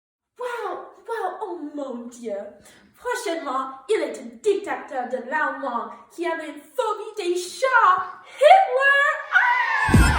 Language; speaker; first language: French; non-native, learner; English